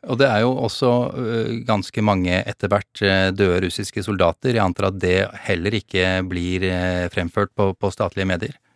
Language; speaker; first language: Norwegian; native; Norwegian